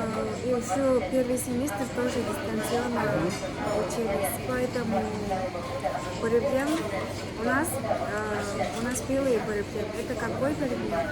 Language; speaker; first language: Russian; non-native, learner; Mongolian